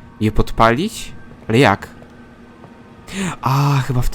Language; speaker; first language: Polish; native; Polish